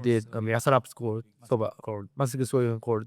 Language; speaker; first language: Filipino; non-native, learner; Japanese